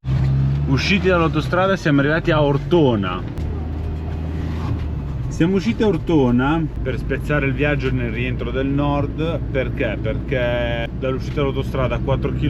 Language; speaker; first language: Italian; native; Italian